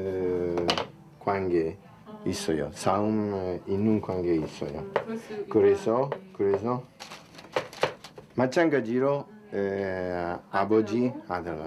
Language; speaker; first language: Korean; non-native, learner; Italian